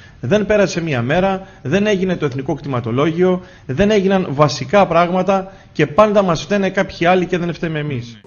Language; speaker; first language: Greek; native; Greek